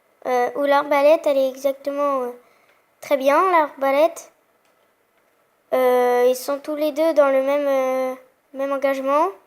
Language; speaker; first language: French; native; French